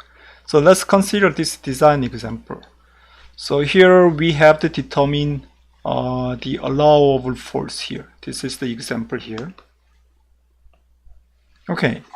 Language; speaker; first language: English; non-native, fluent; Korean